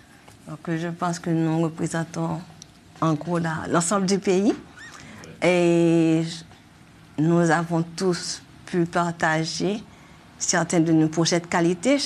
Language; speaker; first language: French; non-native, local second language; Haitian Creole